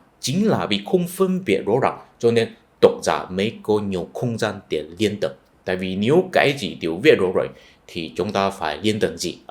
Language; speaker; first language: Vietnamese; non-native, fluent; Chinese